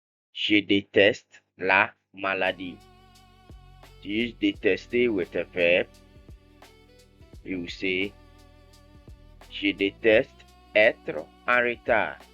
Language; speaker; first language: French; non-native, fluent; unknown